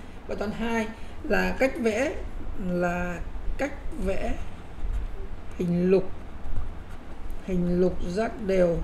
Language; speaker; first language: Vietnamese; native; Vietnamese